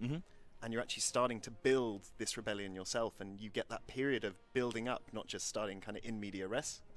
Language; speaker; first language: English; native; English